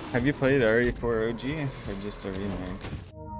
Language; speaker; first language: English; native; English